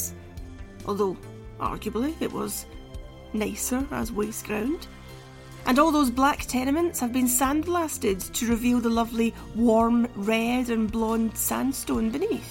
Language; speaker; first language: English; native; English